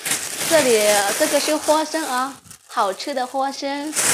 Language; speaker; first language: Chinese; non-native, fluent; Lao